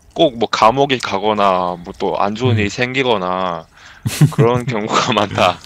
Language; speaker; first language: Korean; early bilingual, heritage; Korean